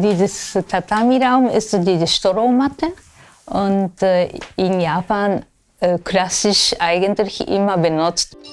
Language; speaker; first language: German; non-native, fluent; Japanese